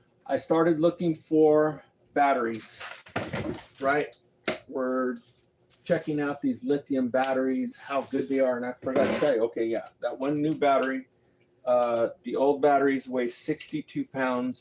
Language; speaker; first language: English; native; English